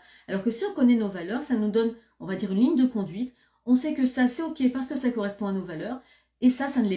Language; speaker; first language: French; native; French